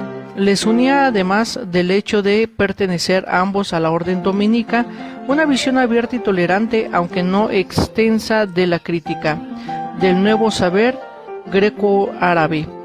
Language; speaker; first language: Spanish; native; Spanish